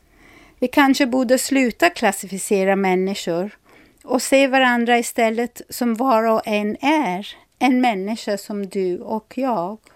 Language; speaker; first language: Swedish; non-native, fluent; English